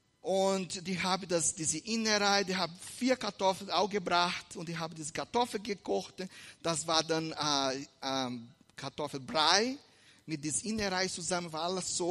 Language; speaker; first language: German; non-native, fluent; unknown